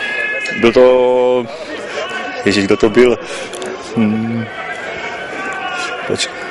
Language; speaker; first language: Czech; native; Czech